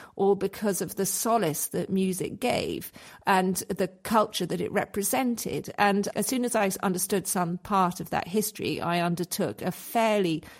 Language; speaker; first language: English; native; English